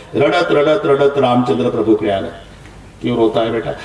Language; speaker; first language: Hindi; non-native, local second language; Marathi